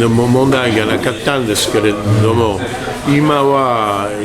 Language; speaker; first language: Japanese; non-native, learner; French